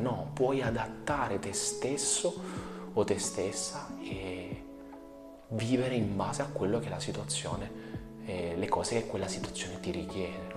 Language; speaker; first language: Italian; native; Italian